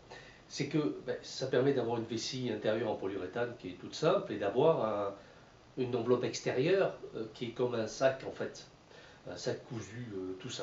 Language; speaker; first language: French; native; French